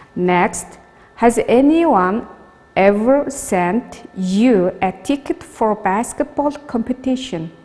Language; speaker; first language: English; non-native, learner; Mongolian